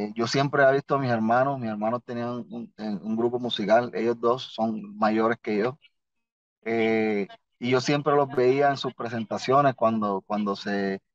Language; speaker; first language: Spanish; native; Spanish